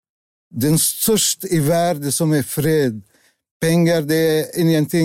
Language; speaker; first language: Swedish; non-native, learner; Arabic